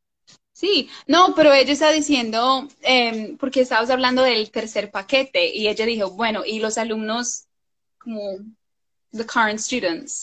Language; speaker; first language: Spanish; non-native, fluent; English